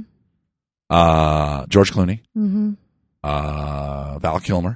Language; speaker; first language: English; native; English